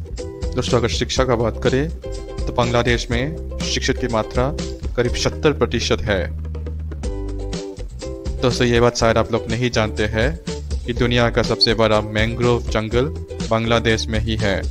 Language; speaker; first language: Hindi; non-native, local second language; Bangla